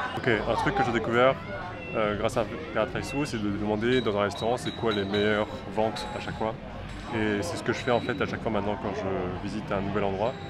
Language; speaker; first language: French; early bilingual, other home language; Chinese